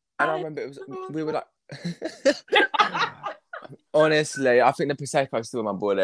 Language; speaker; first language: English; native; English